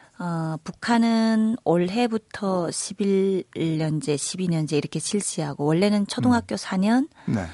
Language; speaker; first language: Korean; native; Korean